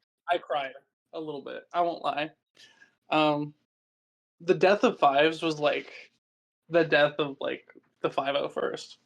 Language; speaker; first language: English; native; English